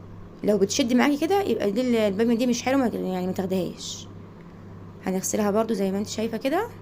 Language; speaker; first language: Arabic; native; Arabic